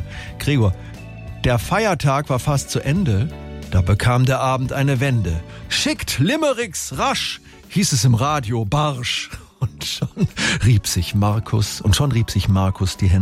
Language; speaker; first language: German; native; German